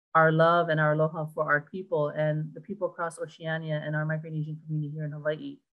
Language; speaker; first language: English; native; English